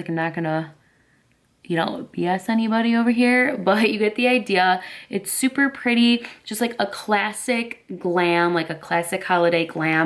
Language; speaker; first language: English; native; English